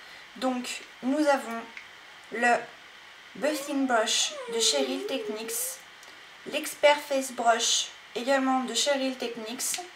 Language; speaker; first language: French; native; French